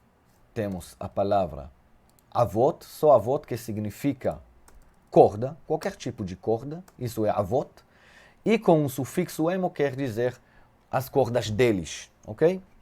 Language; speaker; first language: Portuguese; non-native, fluent; Hebrew